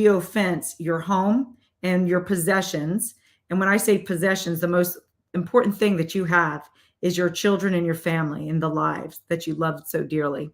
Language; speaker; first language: English; native; English